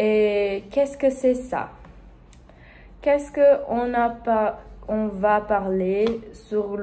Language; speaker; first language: French; non-native, learner; Spanish